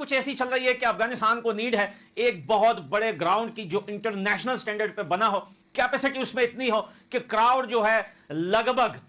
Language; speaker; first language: Hindi; native; Hindi